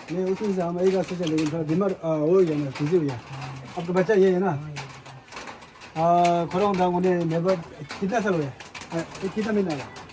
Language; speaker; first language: Hindi; non-native, local second language; Tibetan